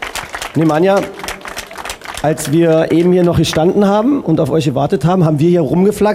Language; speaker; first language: German; native; German